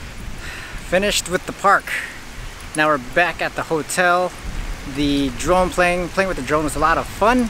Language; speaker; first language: English; native; English